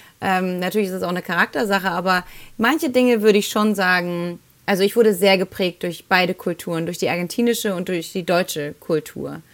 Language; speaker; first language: German; early bilingual, other home language; Spanish